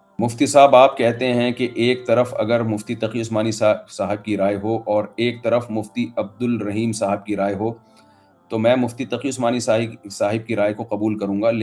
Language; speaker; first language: Urdu; native; Urdu